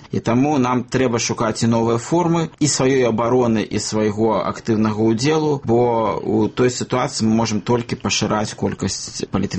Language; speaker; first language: Belarusian; native; Belarusian